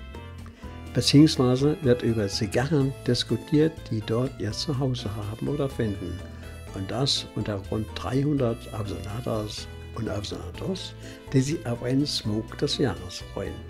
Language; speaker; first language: German; native; German